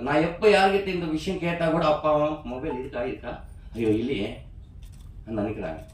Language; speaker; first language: Tamil; non-native, learner; Telugu